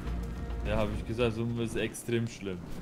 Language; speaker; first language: German; non-native, learner; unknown